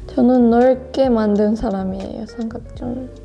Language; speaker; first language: Korean; non-native, fluent; Japanese